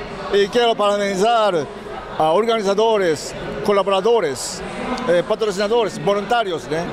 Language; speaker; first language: Portuguese; non-native, fluent; Japanese